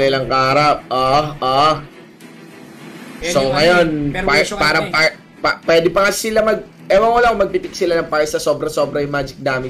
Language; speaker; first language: Filipino; native; Filipino